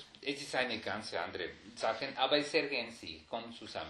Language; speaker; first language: German; non-native, fluent; Spanish